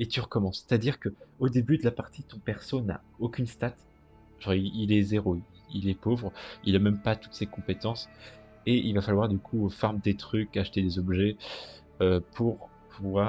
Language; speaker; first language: French; native; French